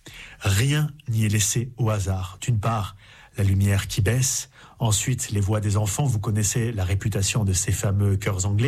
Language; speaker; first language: French; native; French